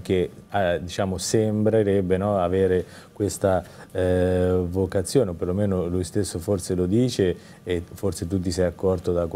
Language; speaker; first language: Italian; native; Italian